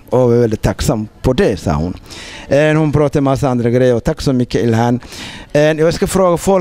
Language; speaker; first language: Swedish; non-native, fluent; Somali